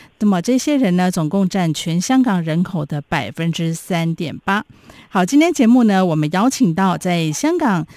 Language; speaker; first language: Chinese; native; Chinese